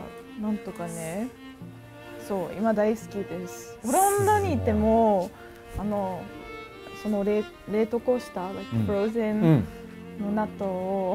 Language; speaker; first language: Japanese; non-native, fluent; Dutch